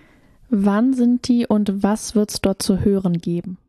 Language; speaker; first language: German; native; German